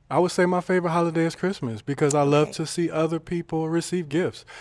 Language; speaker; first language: English; native; English